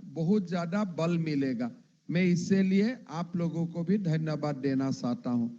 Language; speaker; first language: Hindi; non-native, local second language; Assamese